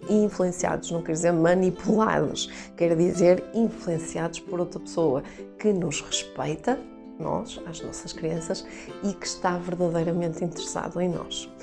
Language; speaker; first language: Portuguese; native; Portuguese